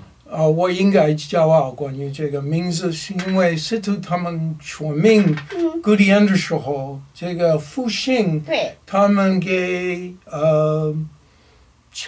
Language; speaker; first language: Chinese; non-native, learner; English